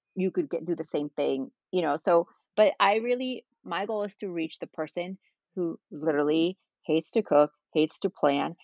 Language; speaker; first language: English; non-native, fluent; Spanish